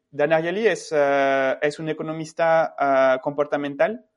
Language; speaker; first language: Spanish; non-native, fluent; French